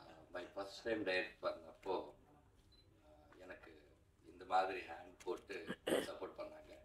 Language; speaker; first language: Tamil; non-native, learner; Telugu